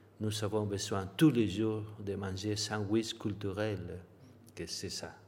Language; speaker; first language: French; non-native, learner; Spanish